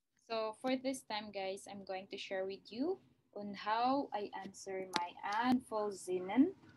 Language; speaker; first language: English; non-native, local second language; Filipino